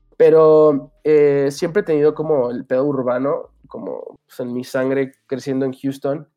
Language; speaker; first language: Spanish; early bilingual, heritage; Spanish